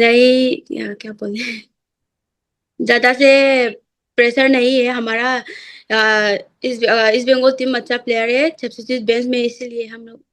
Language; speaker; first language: Hindi; non-native, local second language; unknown